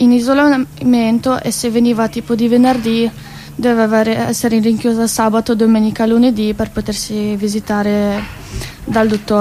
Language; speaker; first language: Italian; non-native, fluent; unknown